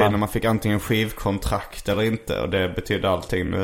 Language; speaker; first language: Swedish; native; Swedish